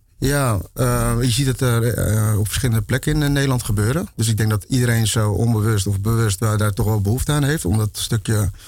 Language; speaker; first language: Dutch; native; Dutch